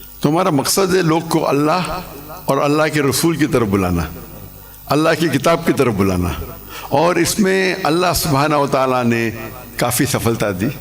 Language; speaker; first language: Urdu; non-native, local second language; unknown